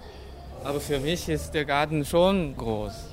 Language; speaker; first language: German; non-native, fluent; Chinese